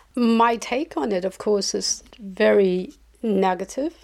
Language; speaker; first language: English; non-native, fluent; Chinese